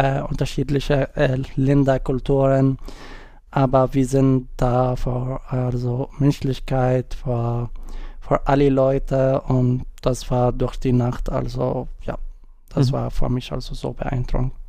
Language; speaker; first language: German; non-native, learner; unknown